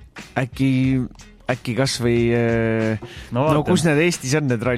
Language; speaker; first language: Estonian; native; Estonian